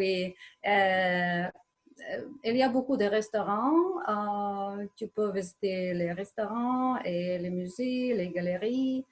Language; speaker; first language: French; non-native, learner; Ukrainian